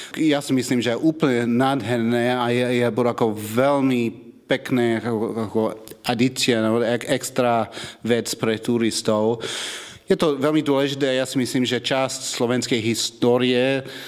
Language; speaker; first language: Slovak; non-native, learner; English